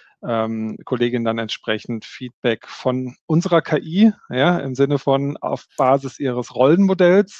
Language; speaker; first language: German; native; German